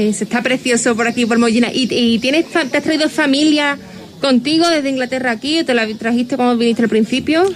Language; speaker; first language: Spanish; native; Spanish